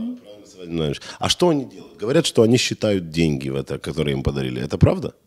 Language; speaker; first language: Russian; native; Russian